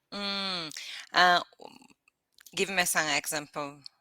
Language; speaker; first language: English; non-native, learner; Portuguese